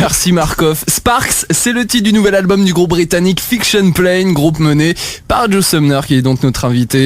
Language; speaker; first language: French; native; French